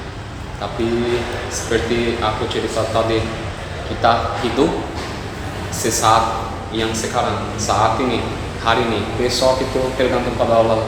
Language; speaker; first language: Indonesian; non-native, fluent; Portuguese